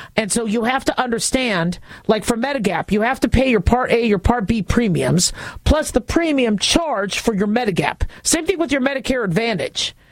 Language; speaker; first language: English; native; English